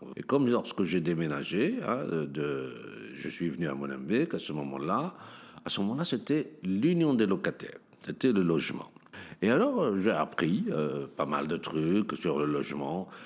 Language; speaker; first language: French; non-native, local second language; Arabic